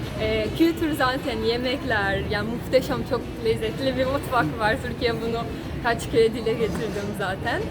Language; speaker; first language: Turkish; non-native, fluent; Portuguese